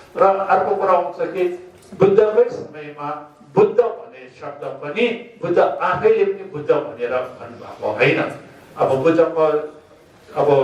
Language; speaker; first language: Nepali; non-native, local second language; Sherpa